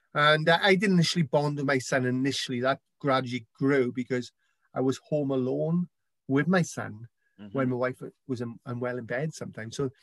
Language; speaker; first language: English; native; English